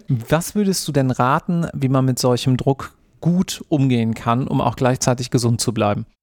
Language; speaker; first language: German; native; German